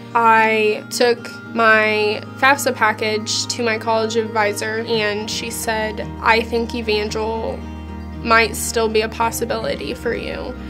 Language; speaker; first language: English; native; English